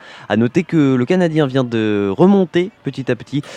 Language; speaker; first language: French; native; French